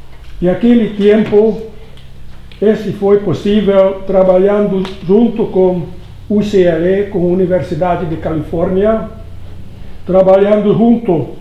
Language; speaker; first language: Portuguese; non-native, learner; Hungarian